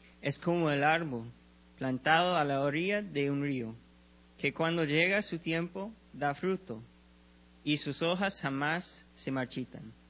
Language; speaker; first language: Spanish; non-native, learner; English